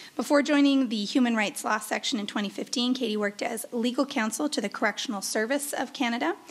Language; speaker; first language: English; native; English